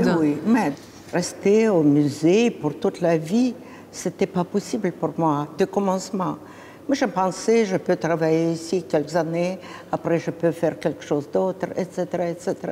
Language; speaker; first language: French; non-native, fluent; Russian